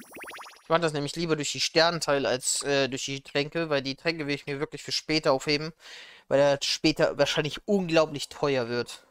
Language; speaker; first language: German; native; German